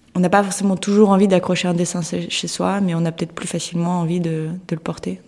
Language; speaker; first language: French; early bilingual, other home language; Russian